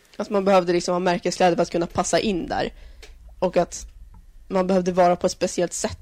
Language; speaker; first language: Swedish; native; Swedish